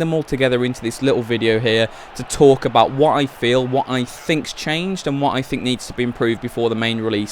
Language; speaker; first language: English; native; English